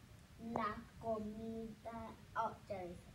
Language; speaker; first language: Spanish; early bilingual, other home language; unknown